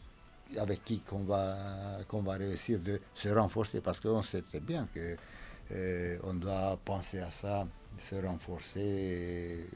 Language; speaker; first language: French; non-native, fluent; Romanian